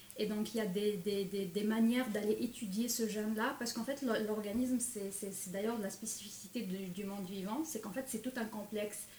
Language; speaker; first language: French; non-native, local second language; Arabic